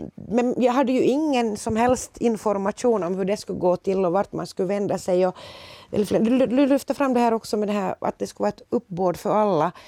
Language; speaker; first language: Swedish; native; Swedish